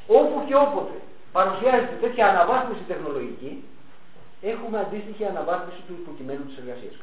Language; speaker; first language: Greek; early bilingual, heritage; Greek